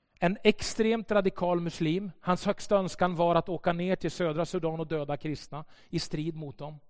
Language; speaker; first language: Swedish; native; Swedish